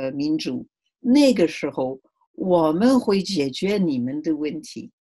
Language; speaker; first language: Chinese; non-native, fluent; French